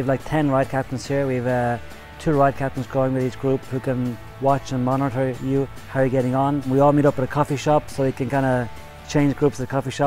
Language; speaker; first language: English; native; English